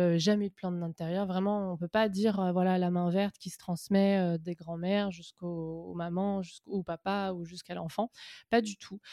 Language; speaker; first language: French; native; French